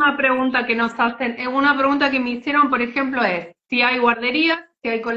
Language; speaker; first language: Spanish; native; Spanish